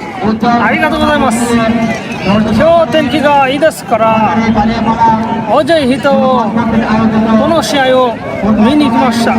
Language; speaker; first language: Japanese; non-native, learner; Bangla